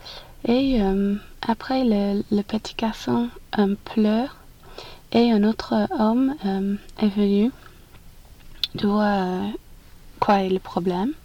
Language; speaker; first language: French; non-native, learner; English